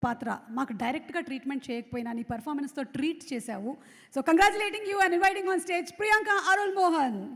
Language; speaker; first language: Telugu; native; Telugu